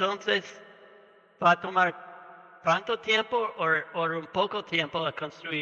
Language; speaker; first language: Spanish; non-native, learner; English